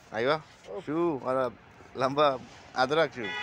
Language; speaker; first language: Arabic; non-native, learner; Bangla